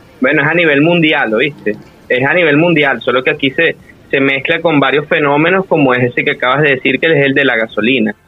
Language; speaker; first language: Spanish; native; Spanish